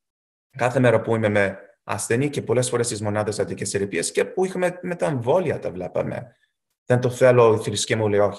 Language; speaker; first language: Greek; early bilingual, heritage; Greek